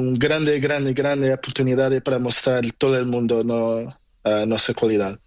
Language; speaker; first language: Spanish; non-native, learner; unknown